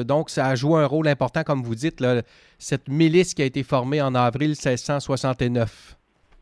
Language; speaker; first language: French; native; French